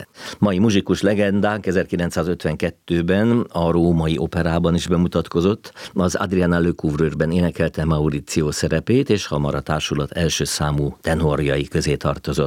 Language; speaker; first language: Hungarian; native; Hungarian